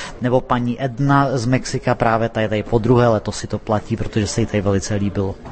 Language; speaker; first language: Czech; native; Czech